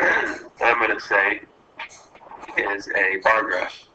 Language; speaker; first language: English; native; English